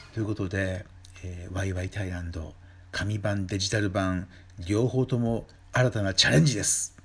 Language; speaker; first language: Japanese; native; Japanese